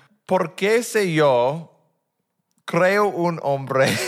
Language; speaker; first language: Spanish; non-native, learner; English